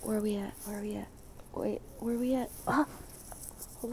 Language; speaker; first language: English; early bilingual, other home language; Spanish